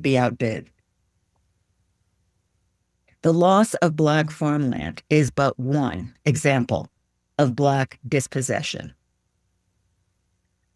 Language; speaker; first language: English; native; English